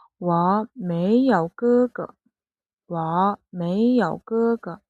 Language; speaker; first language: Chinese; non-native, fluent; Mongolian